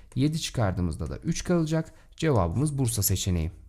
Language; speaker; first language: Turkish; native; Turkish